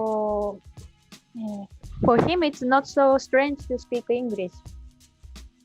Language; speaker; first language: English; non-native, fluent; Japanese